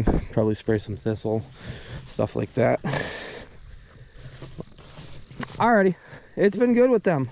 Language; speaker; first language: English; native; English